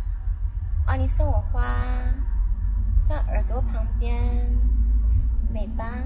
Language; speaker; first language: Chinese; non-native, local second language; Cantonese